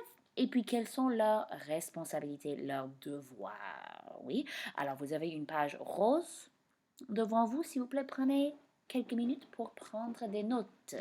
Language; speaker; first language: French; non-native, fluent; English